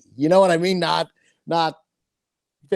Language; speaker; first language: English; native; English